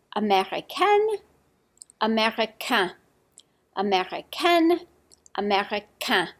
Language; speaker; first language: French; non-native, fluent; English